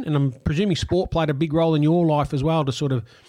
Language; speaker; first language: English; non-native, local second language; Italian